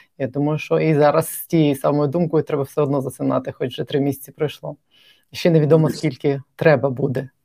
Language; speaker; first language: Ukrainian; native; Ukrainian